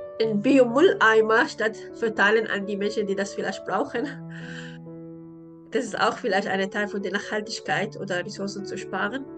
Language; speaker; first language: German; non-native, learner; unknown